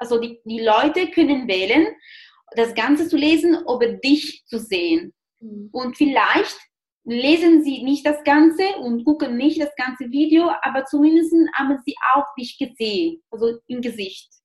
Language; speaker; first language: German; non-native, fluent; Italian